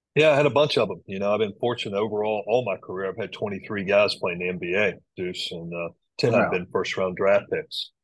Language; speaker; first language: English; native; English